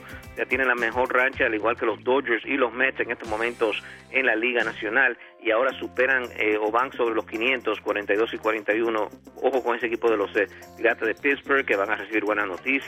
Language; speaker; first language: Spanish; native; Spanish